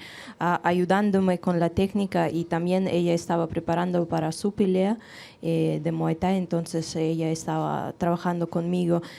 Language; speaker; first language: Spanish; non-native, fluent; Russian